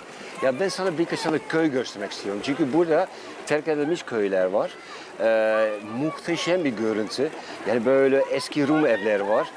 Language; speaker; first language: Turkish; non-native, fluent; Dutch